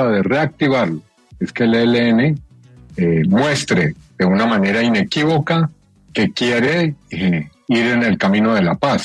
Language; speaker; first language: Spanish; native; Spanish